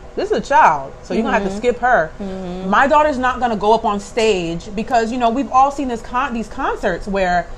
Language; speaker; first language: English; native; English